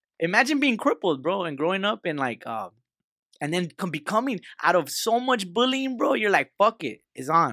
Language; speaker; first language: English; early bilingual, other home language; Spanish